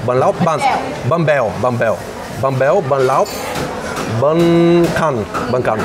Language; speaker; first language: Vietnamese; non-native, learner; Bulgarian